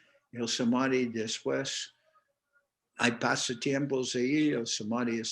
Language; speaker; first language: Spanish; non-native, fluent; English